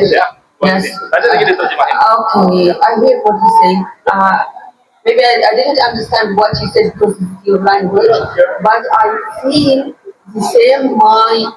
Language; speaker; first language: English; non-native, learner; Arabic